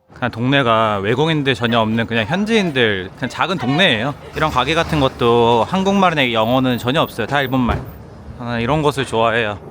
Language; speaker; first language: Korean; native; Korean